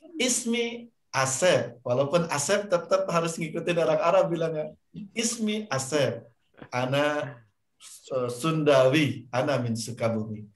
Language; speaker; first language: Indonesian; non-native, local second language; Sundanese